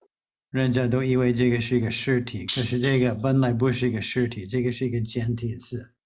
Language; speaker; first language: Chinese; non-native, fluent; English